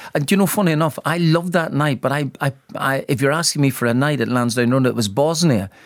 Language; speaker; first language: English; native; English